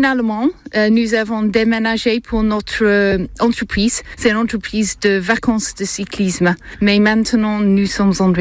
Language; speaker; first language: French; non-native, learner; English